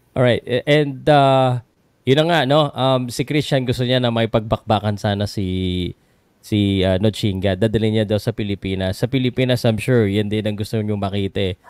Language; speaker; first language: Filipino; native; Filipino